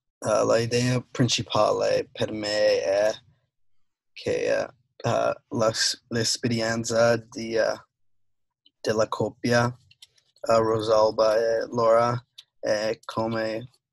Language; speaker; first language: Italian; non-native, learner; English